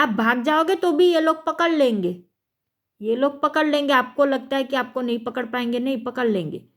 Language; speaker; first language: Hindi; non-native, local second language; Gujarati